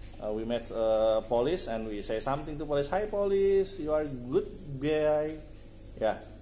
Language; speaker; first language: English; non-native, learner; Indonesian